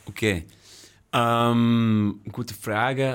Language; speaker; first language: German; non-native, fluent; Dutch